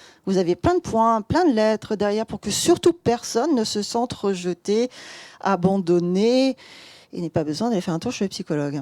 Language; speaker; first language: French; native; French